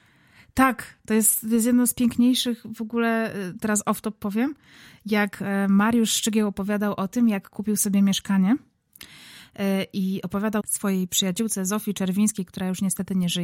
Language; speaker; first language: Polish; native; Polish